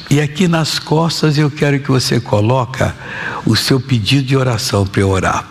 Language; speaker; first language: Portuguese; native; Portuguese